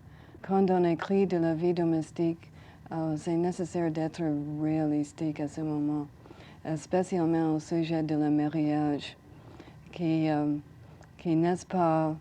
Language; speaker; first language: French; non-native, learner; English